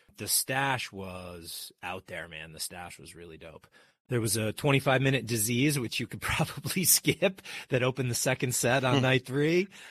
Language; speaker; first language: English; native; English